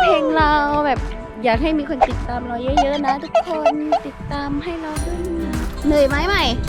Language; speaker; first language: Thai; non-native, local second language; Akha